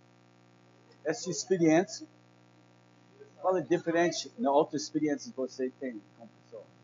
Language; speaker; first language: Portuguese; non-native, learner; English